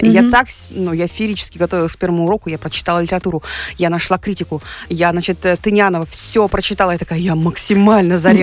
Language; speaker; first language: Russian; native; Russian